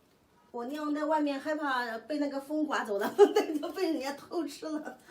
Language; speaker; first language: Chinese; native; Chinese